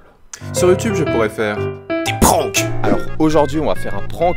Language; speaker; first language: French; native; French